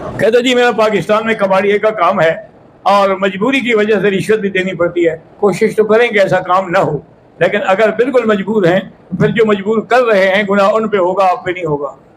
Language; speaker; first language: Urdu; native; Urdu